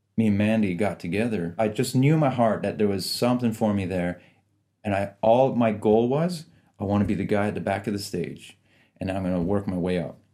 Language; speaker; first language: English; native; English